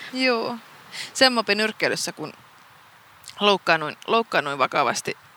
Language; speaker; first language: Finnish; non-native, local second language; Swedish